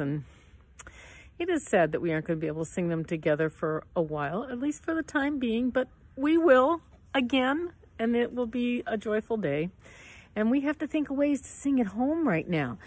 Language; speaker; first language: English; native; English